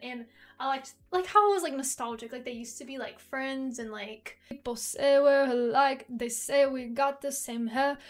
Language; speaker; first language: English; native; English